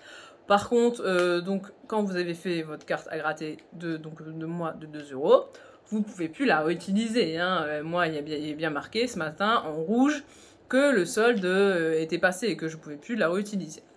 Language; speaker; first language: French; native; French